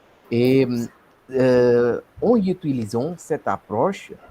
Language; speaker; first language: French; non-native, learner; Hindi